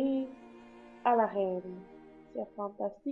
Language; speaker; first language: French; non-native, learner; Dutch